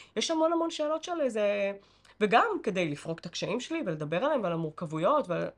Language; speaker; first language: Hebrew; native; Hebrew